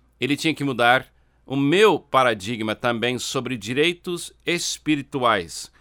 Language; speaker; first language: Portuguese; non-native, fluent; English